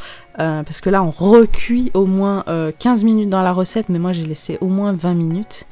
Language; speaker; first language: French; native; French